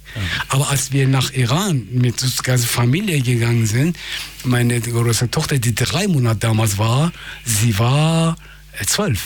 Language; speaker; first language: German; non-native, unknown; Persian